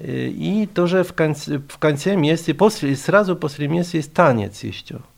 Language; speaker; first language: Russian; non-native, fluent; Polish